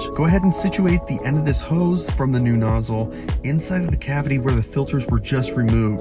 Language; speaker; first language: English; native; English